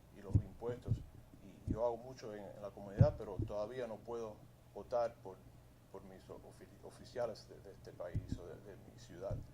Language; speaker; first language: Spanish; early bilingual, heritage; Spanish